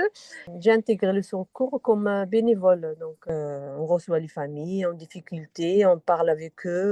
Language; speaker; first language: French; non-native, fluent; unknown